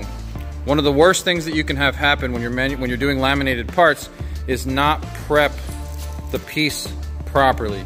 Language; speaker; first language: English; native; English